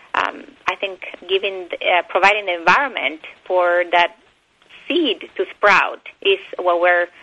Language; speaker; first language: English; non-native, fluent; Spanish